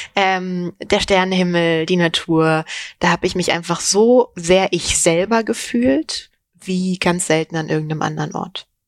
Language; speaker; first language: German; early bilingual, other home language; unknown